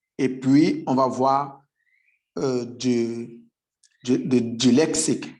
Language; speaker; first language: French; native; French